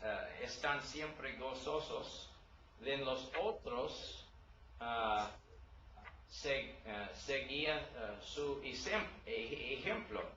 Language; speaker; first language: Spanish; non-native, learner; English